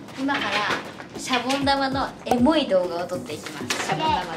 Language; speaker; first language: Japanese; native; Japanese